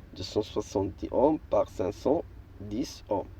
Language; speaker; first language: French; non-native, local second language; Arabic